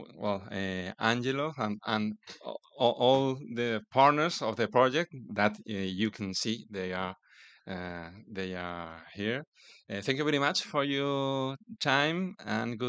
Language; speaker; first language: English; non-native, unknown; Spanish